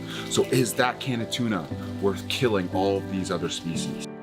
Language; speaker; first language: English; native; English